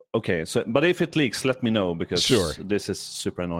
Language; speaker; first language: English; non-native, fluent; Swedish